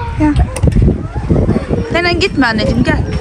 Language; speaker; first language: Turkish; early bilingual, heritage; Turkish